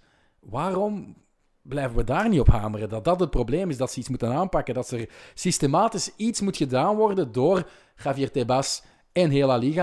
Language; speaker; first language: Dutch; native; Dutch